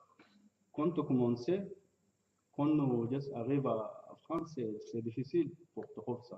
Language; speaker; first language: French; non-native, learner; Arabic